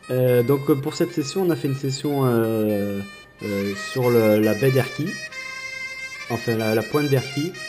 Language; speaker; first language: French; native; French